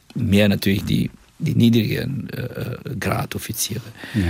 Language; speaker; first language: German; non-native, fluent; Bulgarian